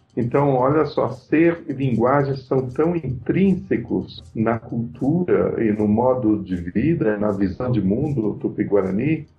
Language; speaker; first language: Portuguese; native; Portuguese